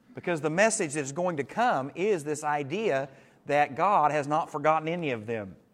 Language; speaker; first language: English; native; English